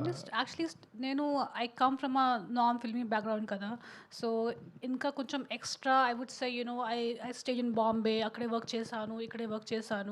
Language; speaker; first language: Telugu; non-native, fluent; Hindi